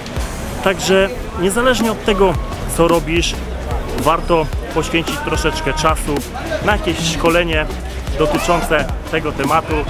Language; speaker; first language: Polish; native; Polish